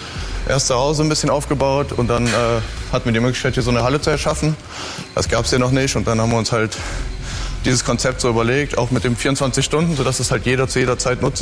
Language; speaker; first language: German; native; German